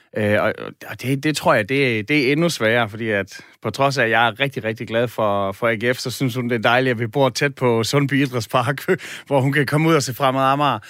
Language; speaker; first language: Danish; native; Danish